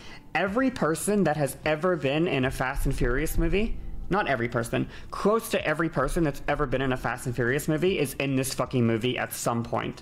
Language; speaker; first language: English; native; English